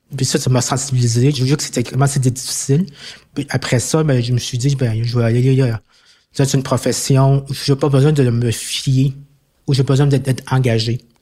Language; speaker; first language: French; early bilingual, other home language; Chinese